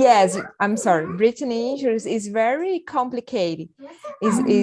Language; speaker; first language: English; non-native, learner; Portuguese